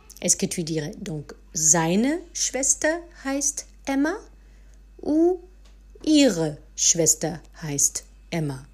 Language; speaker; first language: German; non-native, fluent; French